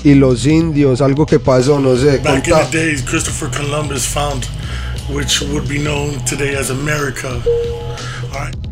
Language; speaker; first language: Spanish; native; Spanish